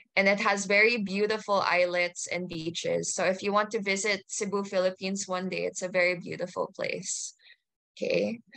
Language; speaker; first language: English; native; English